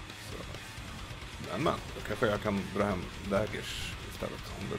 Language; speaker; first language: Swedish; native; Swedish